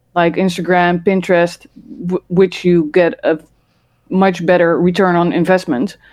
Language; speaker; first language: English; early bilingual, other home language; Dutch